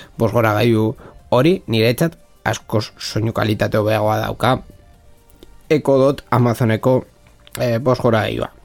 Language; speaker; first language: Basque; non-native, local second language; Spanish